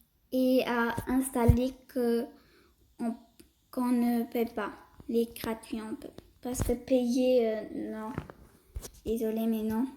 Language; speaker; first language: French; early bilingual, other home language; Portuguese